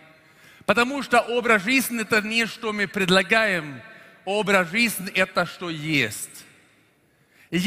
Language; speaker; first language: Russian; non-native, fluent; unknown